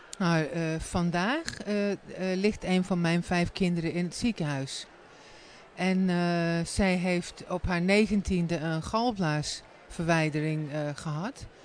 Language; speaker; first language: Dutch; non-native, fluent; English